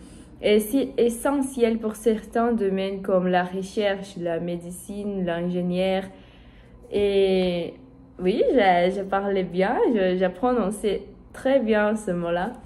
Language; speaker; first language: French; non-native, learner; Portuguese